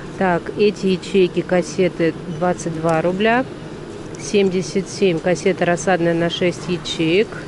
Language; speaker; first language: Russian; native; Russian